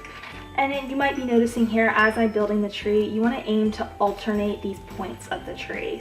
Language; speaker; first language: English; native; English